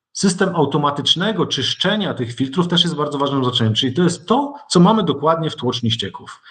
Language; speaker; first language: Polish; native; Polish